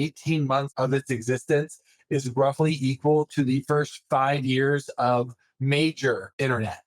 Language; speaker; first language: English; native; English